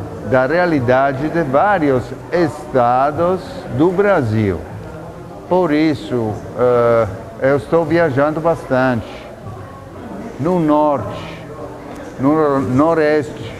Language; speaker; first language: Portuguese; non-native, fluent; Italian